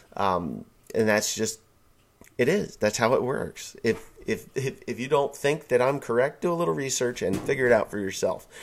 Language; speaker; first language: English; native; English